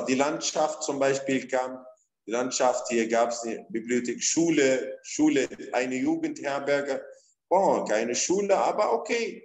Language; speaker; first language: German; non-native, fluent; Arabic